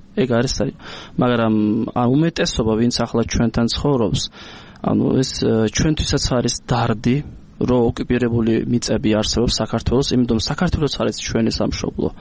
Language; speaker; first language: Georgian; non-native, local second language; Azerbaijani